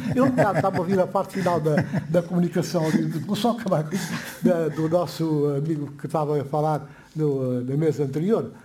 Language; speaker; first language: Portuguese; non-native, local second language; Upper Guinea Crioulo